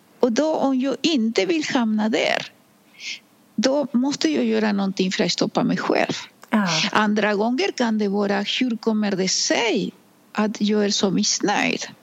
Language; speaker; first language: Swedish; non-native, fluent; Spanish